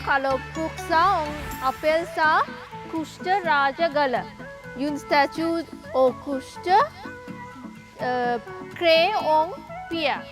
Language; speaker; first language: French; non-native, local second language; Sinhala